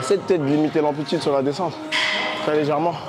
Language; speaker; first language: French; native; French